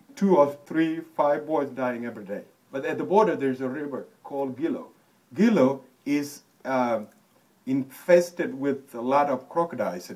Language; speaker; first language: English; non-native, fluent; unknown